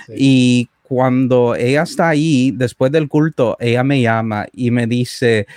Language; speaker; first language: Spanish; early bilingual, heritage; Spanish